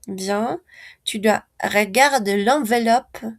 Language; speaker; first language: French; non-native, fluent; Spanish